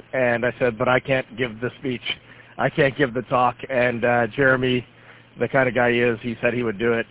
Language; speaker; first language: English; native; English